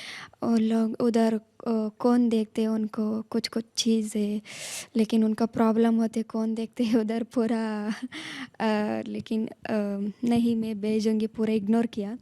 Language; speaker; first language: Hindi; non-native, local second language; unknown